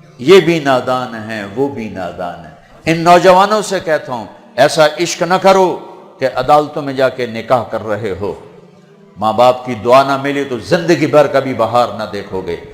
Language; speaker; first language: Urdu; non-native, local second language; Punjabi